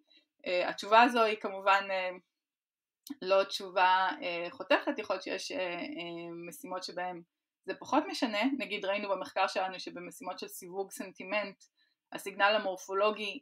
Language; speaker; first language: Hebrew; native; Hebrew